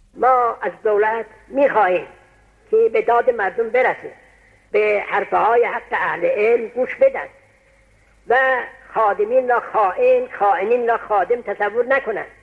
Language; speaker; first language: Persian; non-native, local second language; Azerbaijani